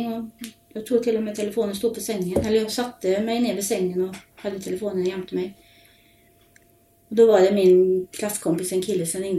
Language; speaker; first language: Swedish; native; Swedish